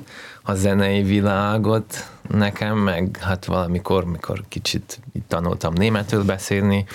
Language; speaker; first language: Hungarian; non-native, fluent; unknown